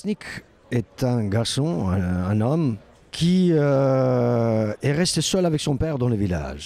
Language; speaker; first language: French; non-native, fluent; Albanian